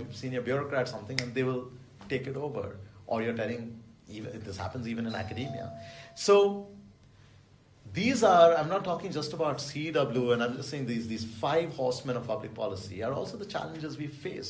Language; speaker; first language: English; non-native, local second language; Bangla